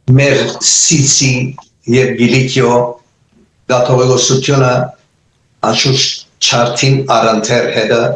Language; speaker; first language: Armenian; early bilingual, heritage; Armenian